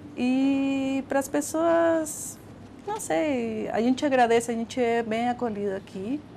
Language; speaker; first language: Portuguese; non-native, fluent; Spanish